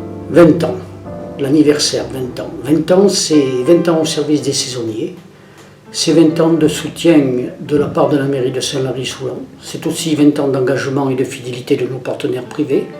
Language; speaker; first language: French; native; French